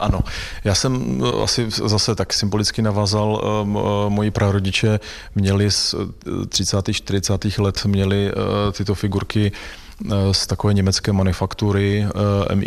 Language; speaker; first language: Czech; native; Czech